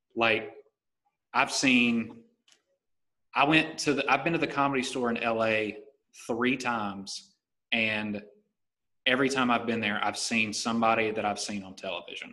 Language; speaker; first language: English; native; English